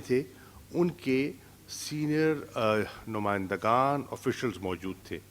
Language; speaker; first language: Urdu; native; Urdu